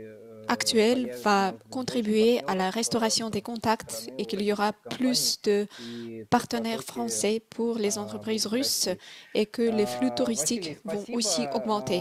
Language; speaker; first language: French; non-native, fluent; Russian